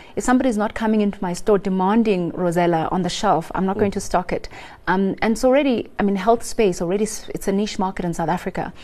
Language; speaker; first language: English; non-native, local second language; Xhosa